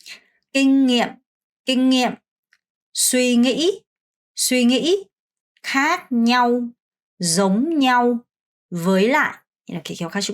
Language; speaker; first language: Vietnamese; non-native, fluent; Korean